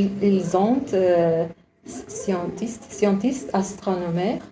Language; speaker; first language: French; non-native, learner; Uzbek